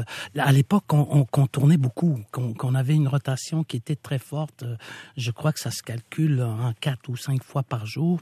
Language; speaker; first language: French; non-native, local second language; Innu-aimun